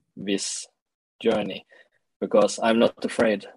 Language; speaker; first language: English; early bilingual, other home language; Swedish